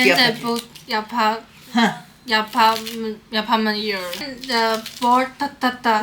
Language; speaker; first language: Turkish; non-native, learner; Chinese